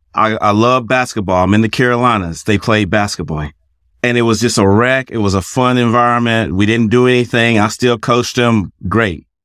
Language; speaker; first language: English; native; English